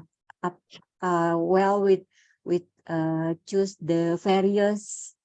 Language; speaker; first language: English; non-native, learner; Indonesian